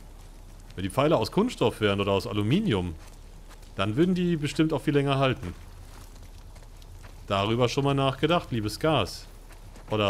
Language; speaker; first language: German; native; German